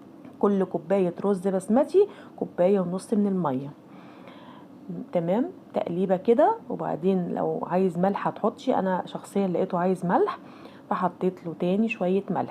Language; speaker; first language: Arabic; native; Arabic